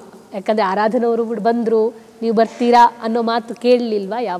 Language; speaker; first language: Kannada; native; Kannada